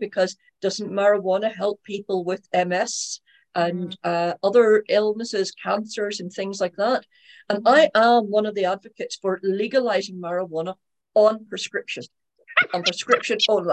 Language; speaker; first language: English; native; English